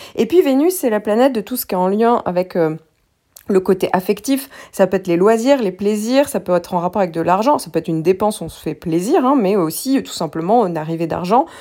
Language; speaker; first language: French; native; French